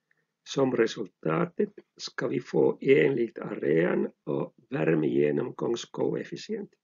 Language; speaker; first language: Swedish; non-native, local second language; Finnish